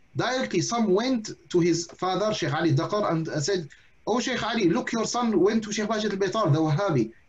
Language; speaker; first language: English; non-native, fluent; Arabic